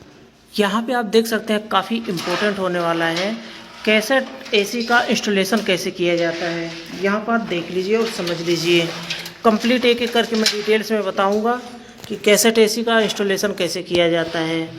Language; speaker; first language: Hindi; native; Hindi